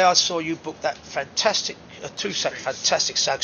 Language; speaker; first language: English; native; English